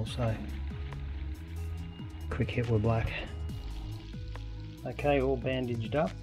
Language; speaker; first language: English; native; English